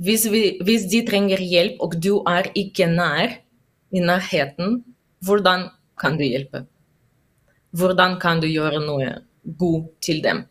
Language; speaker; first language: Norwegian; non-native, learner; Russian